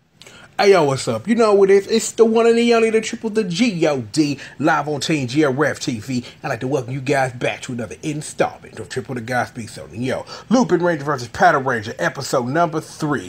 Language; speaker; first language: English; native; English